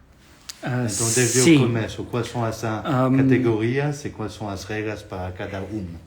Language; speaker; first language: Portuguese; non-native, fluent; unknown